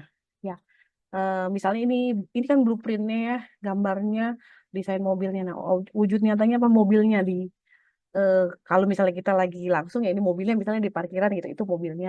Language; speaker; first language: Indonesian; native; Indonesian